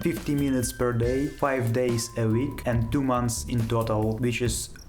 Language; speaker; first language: English; non-native, fluent; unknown